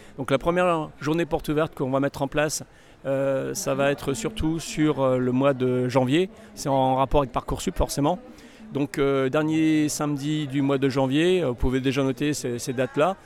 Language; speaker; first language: French; native; French